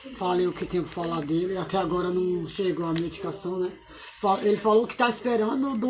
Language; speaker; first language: Portuguese; native; Portuguese